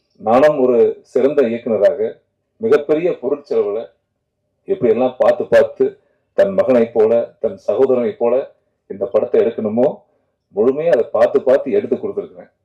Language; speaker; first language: Tamil; native; Tamil